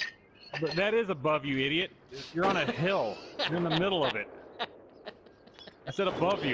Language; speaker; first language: English; native; English